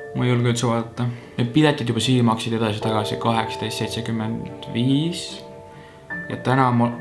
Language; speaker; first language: Estonian; early bilingual, heritage; Estonian